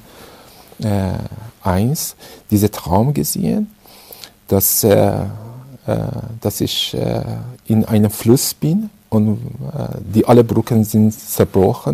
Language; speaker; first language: German; non-native, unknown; Persian